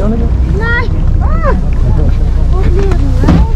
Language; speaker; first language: Danish; non-native, local second language; Kalaallisut